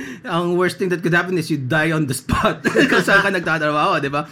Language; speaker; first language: English; non-native, local second language; Filipino